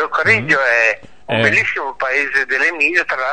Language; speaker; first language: Italian; native; Italian